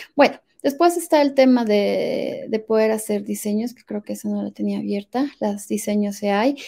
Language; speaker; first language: Spanish; native; Spanish